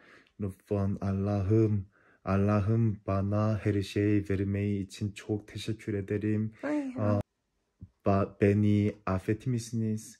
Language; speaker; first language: Turkish; non-native, learner; Korean